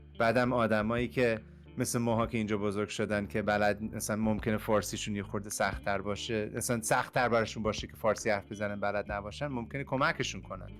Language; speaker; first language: Persian; early bilingual, heritage; Persian